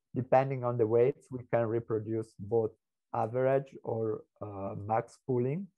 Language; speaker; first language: English; non-native, fluent; Italian